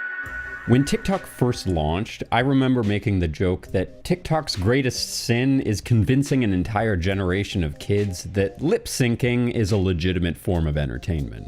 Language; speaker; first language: English; native; English